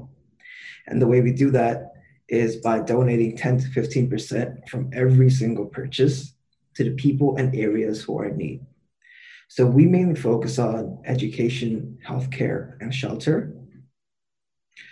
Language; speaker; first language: English; native; English